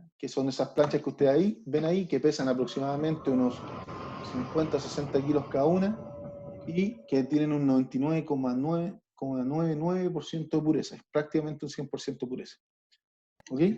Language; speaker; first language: Spanish; native; Spanish